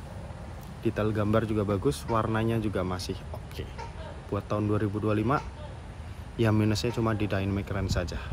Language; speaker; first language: Indonesian; native; Indonesian